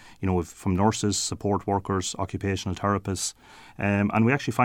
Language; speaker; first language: English; native; English